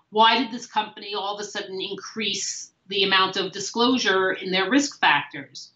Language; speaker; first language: English; native; English